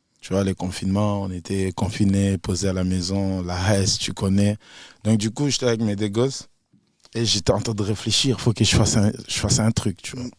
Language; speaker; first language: French; non-native, local second language; Lingala